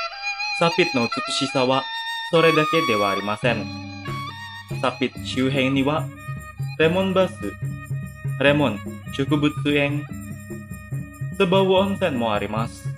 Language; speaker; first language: Japanese; non-native, fluent; Indonesian